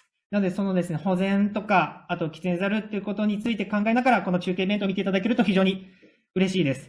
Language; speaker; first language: Japanese; native; Japanese